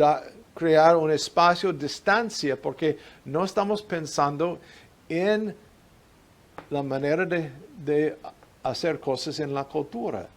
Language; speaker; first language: Spanish; non-native, fluent; English